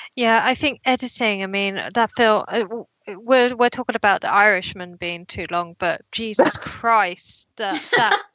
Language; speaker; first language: English; native; English